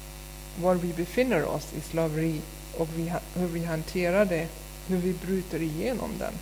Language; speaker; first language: Swedish; non-native, fluent; German